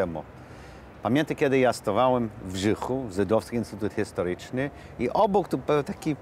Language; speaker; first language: Polish; non-native, learner; English